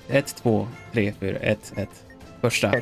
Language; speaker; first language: Swedish; non-native, learner; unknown